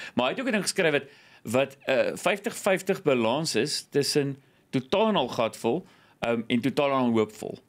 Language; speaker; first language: Afrikaans; native; Afrikaans